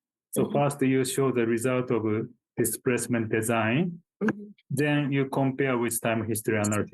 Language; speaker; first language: English; non-native, fluent; Japanese